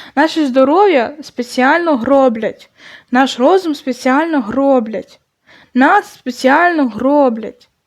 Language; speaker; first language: Ukrainian; non-native, local second language; Russian